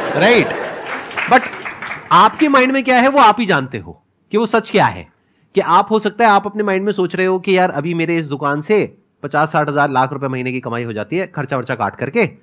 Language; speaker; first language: Hindi; native; Hindi